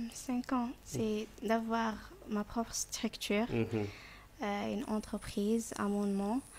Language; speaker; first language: French; non-native, fluent; Arabic